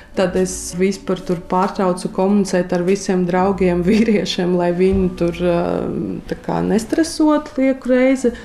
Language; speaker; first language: Latvian; non-native, local second language; Russian